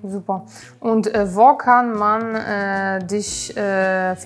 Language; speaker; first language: German; non-native, learner; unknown